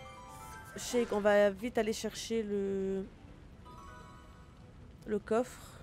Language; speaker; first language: French; native; French